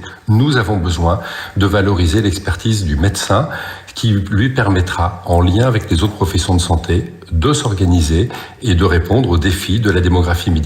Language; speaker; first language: French; native; French